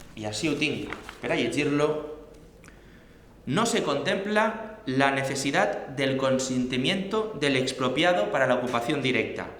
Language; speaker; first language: Spanish; non-native, local second language; Catalan